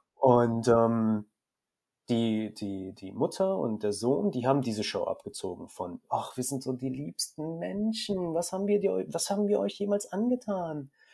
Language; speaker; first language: German; native; German